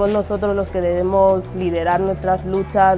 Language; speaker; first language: Spanish; early bilingual, other home language; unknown